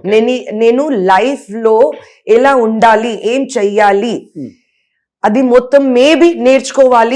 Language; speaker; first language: Telugu; non-native, learner; Hindi